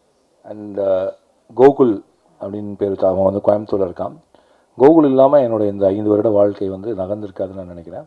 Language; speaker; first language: Tamil; native; Tamil